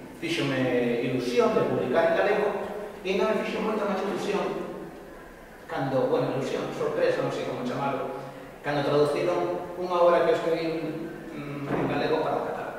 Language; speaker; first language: Galician; non-native, local second language; Spanish